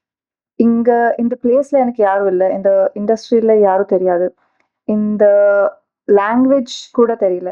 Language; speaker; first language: Tamil; non-native, learner; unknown